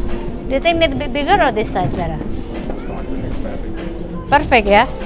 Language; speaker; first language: English; non-native, learner; Indonesian